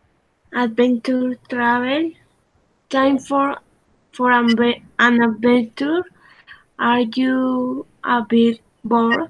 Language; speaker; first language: English; non-native, learner; Spanish